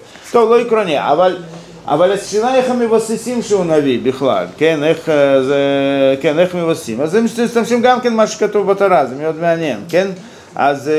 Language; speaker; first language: Hebrew; non-native, fluent; Russian